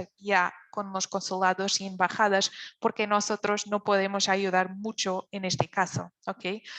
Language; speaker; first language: Spanish; non-native, fluent; Portuguese